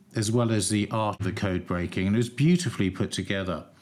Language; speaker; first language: English; native; English